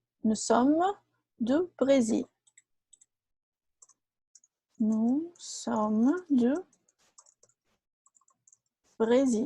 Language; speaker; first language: French; non-native, fluent; Portuguese